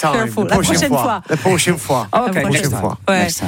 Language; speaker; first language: French; non-native, learner; English